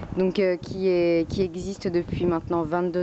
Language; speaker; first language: French; native; French